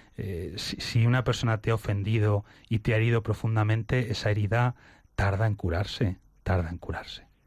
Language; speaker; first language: Spanish; native; Spanish